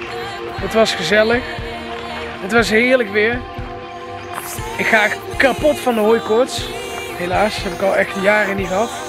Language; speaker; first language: Dutch; native; Dutch